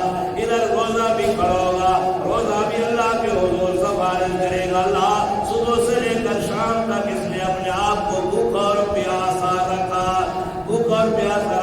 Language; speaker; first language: Urdu; native; Urdu